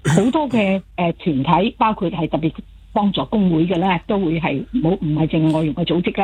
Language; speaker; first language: Cantonese; native; Cantonese